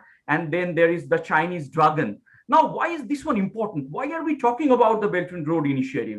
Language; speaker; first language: English; non-native, local second language; Bangla